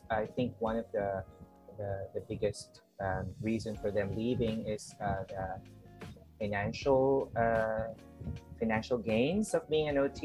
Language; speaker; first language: English; non-native, local second language; Filipino